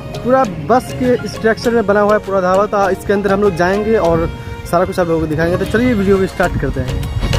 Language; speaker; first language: Hindi; non-native, local second language; Bangla